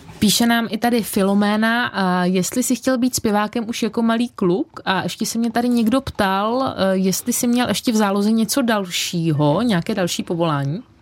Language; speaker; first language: Czech; native; Czech